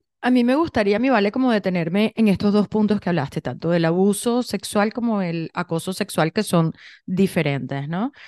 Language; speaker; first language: Spanish; native; Spanish